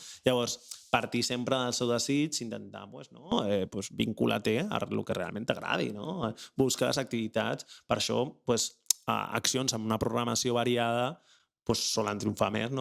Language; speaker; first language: Catalan; native; Catalan